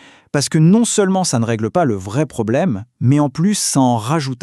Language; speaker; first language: French; native; French